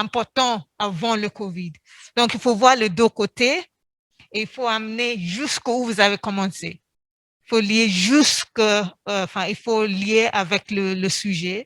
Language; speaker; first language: French; non-native, fluent; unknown